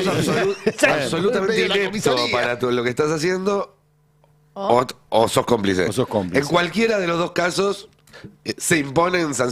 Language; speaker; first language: Spanish; native; Spanish